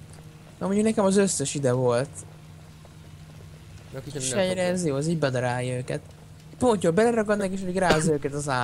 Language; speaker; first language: Hungarian; native; Hungarian